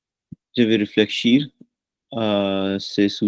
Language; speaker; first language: French; non-native, learner; Punjabi